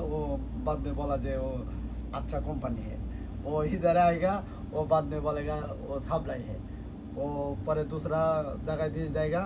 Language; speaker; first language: Hindi; non-native, learner; Bangla